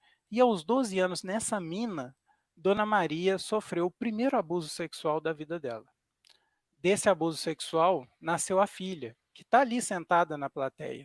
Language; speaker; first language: Portuguese; native; Portuguese